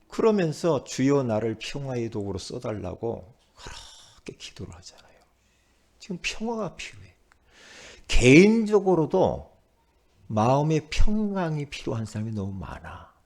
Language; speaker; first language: Korean; native; Korean